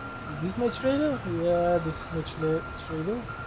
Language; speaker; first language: English; non-native, fluent; Macedonian